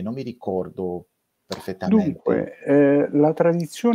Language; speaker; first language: Italian; non-native, fluent; Portuguese